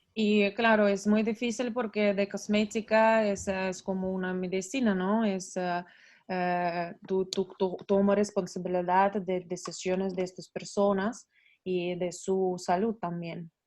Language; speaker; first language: Spanish; non-native, learner; Russian